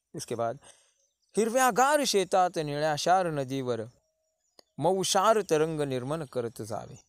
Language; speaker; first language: Hindi; non-native, local second language; Marathi